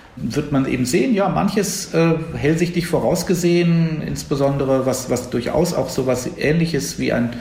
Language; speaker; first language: German; native; German